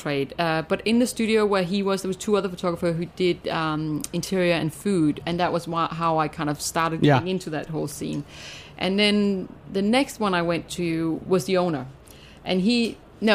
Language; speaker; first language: English; non-native, fluent; Danish